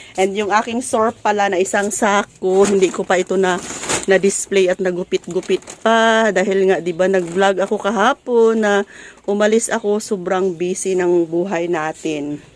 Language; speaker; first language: Filipino; non-native, local second language; Cebuano